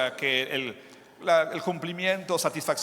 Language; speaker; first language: Spanish; non-native, fluent; English